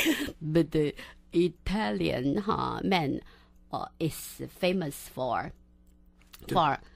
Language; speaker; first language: English; non-native, local second language; Chinese